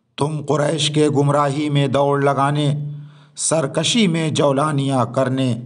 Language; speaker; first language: Hindi; native; Hindi